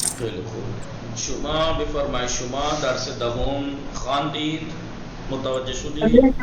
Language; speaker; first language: Persian; non-native, fluent; Urdu